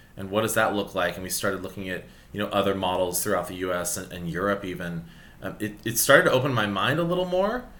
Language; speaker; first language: English; native; English